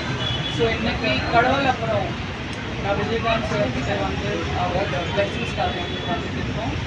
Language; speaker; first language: Tamil; non-native, learner; Gujarati